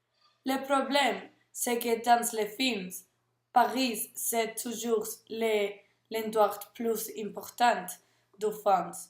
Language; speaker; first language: French; non-native, learner; Spanish